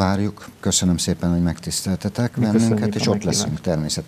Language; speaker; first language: Hungarian; native; Hungarian